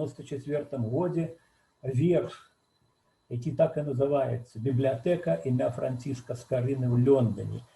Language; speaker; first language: Belarusian; native; Belarusian